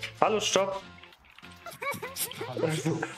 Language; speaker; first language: German; native; German